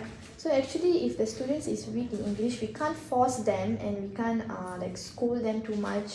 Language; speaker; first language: English; non-native, learner; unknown